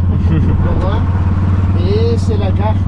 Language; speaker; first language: French; non-native, local second language; Malagasy